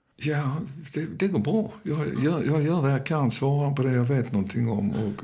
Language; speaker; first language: Swedish; early bilingual, other home language; Danish